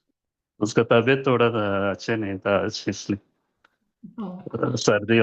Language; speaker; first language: Hindi; non-native, local second language; Telugu